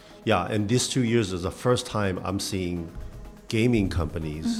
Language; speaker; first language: English; early bilingual, other home language; Chinese